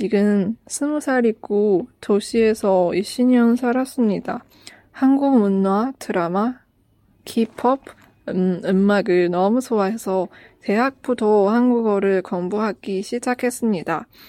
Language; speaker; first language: Korean; non-native, learner; Chinese